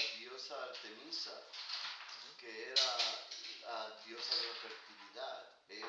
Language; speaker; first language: Spanish; native; Spanish